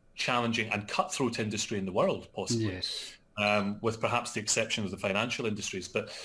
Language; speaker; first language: English; native; English